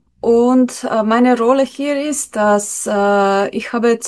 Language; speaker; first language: German; non-native, learner; Slovenian